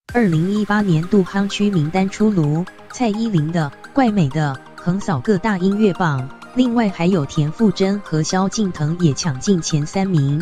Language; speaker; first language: Chinese; native; Chinese